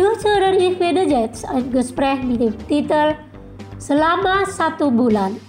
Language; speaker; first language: German; non-native, fluent; Indonesian